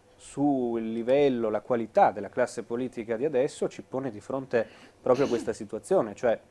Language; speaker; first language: Italian; native; Italian